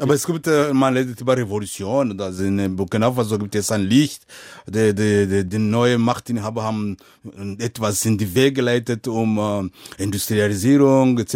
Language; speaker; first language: German; non-native, fluent; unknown